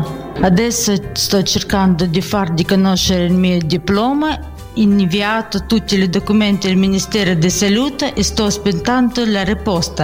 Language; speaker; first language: Italian; non-native, fluent; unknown